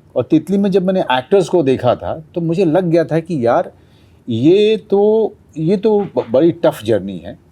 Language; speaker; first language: Hindi; native; Hindi